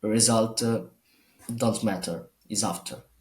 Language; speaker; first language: English; non-native, learner; Italian